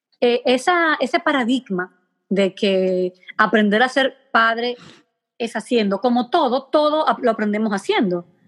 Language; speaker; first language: Spanish; native; Spanish